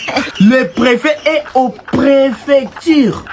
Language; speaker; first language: French; non-native, local second language; Kinyarwanda